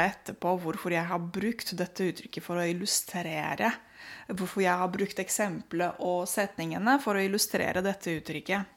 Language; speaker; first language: Norwegian; non-native, fluent; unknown